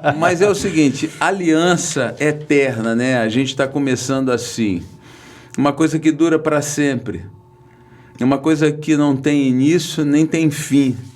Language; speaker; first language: Portuguese; native; Portuguese